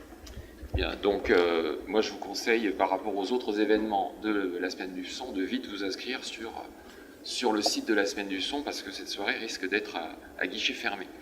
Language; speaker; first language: French; native; French